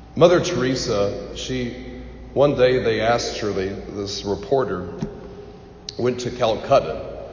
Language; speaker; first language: English; native; English